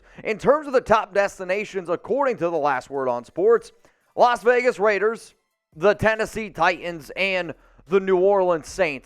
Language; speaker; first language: English; native; English